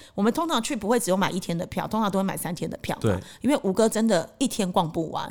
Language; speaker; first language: Chinese; native; Chinese